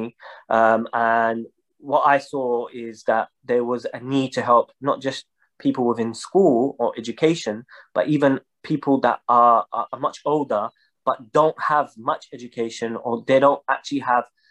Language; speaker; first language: English; native; English